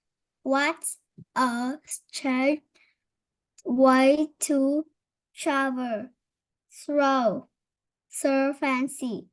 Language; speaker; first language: English; non-native, learner; Vietnamese